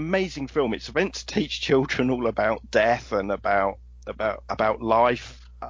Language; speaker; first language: English; native; English